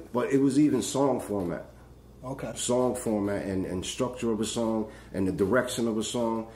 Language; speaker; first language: English; native; English